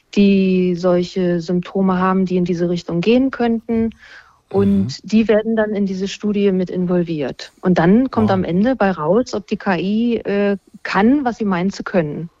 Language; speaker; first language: German; non-native, fluent; Spanish